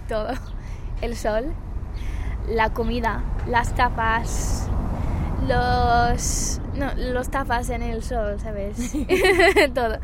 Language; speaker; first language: Spanish; non-native, fluent; English